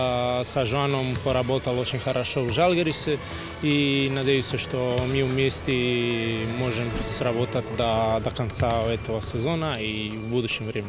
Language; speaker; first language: Russian; non-native, fluent; Lithuanian